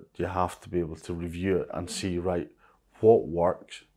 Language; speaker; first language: English; native; English